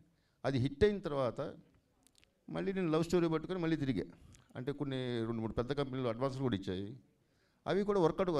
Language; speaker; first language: Telugu; native; Telugu